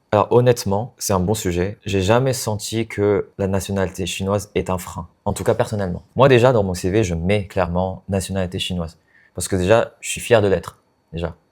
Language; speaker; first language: French; non-native, fluent; Chinese